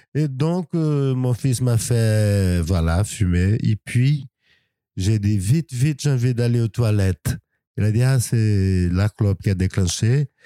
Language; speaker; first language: French; non-native, fluent; Portuguese